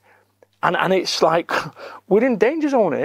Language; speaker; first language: English; native; English